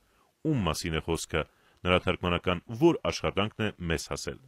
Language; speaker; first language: Armenian; native; Armenian